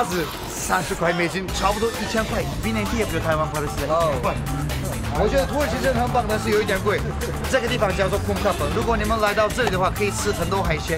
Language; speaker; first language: Chinese; non-native, fluent; Turkish